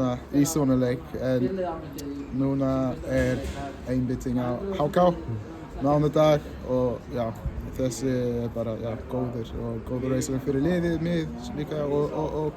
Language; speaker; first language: Icelandic; non-native, learner; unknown